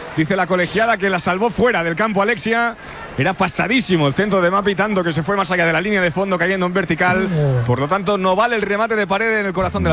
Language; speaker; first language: Spanish; native; Spanish